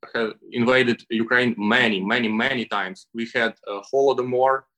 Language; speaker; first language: English; non-native, learner; Ukrainian